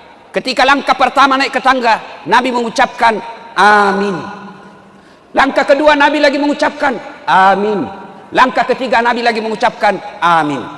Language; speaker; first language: Indonesian; non-native, local second language; Buginese